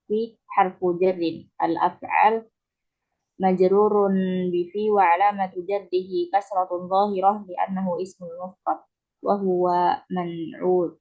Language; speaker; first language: Arabic; non-native, learner; Indonesian